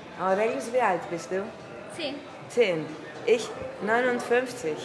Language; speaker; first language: German; non-native, fluent; Greek